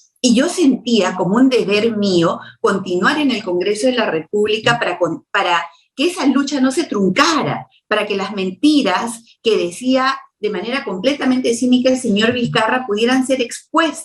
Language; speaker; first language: Spanish; native; Spanish